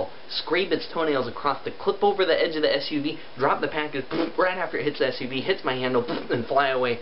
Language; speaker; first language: English; native; English